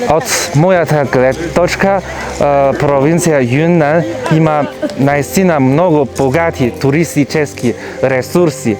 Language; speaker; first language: Bulgarian; non-native, fluent; Chinese